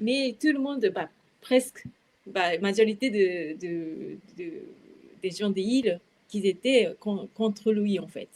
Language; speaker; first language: French; non-native, fluent; Japanese